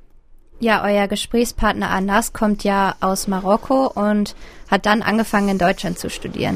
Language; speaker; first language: German; native; German